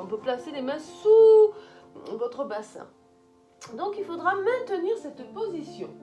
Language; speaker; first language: French; native; French